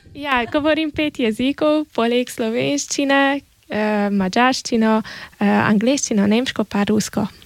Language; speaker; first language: Slovenian; early bilingual, heritage; Slovenian